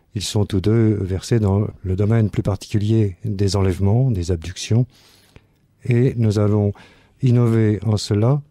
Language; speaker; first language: French; native; French